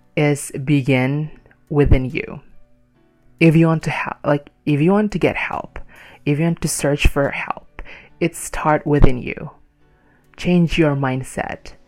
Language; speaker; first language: English; non-native, fluent; Indonesian